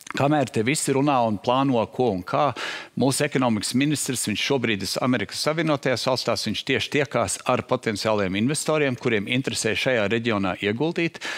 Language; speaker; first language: Latvian; native; Latvian